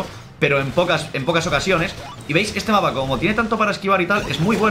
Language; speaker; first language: Spanish; native; Spanish